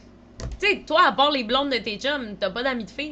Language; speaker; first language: French; native; French